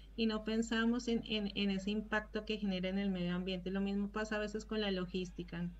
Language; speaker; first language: Spanish; native; Spanish